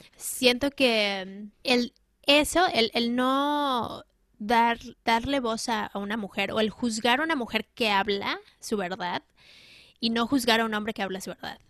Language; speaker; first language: Spanish; native; Spanish